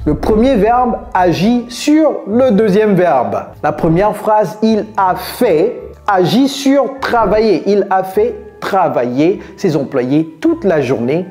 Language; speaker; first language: French; native; French